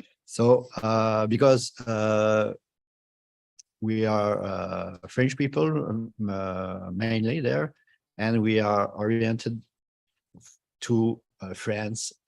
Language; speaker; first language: English; non-native, fluent; French